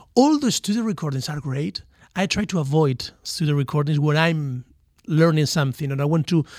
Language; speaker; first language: English; non-native, fluent; Spanish